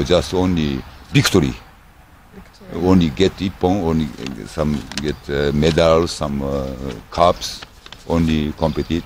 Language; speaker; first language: English; non-native, learner; Japanese